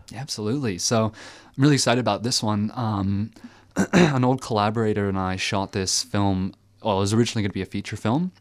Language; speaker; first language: English; early bilingual, other home language; French